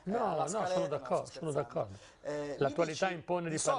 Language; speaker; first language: Italian; native; Italian